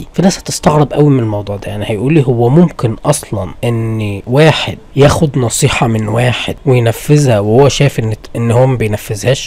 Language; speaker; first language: Arabic; native; Arabic